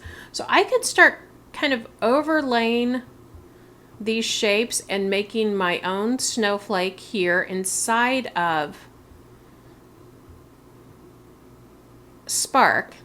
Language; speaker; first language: English; native; English